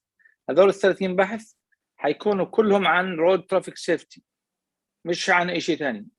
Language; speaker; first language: Arabic; native; Arabic